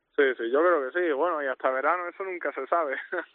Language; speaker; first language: Spanish; native; Spanish